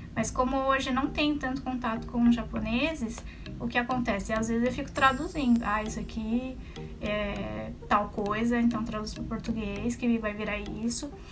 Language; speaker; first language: Portuguese; non-native, local second language; Japanese